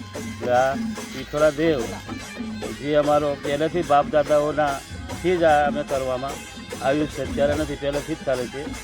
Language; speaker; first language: Gujarati; non-native, local second language; Rathawi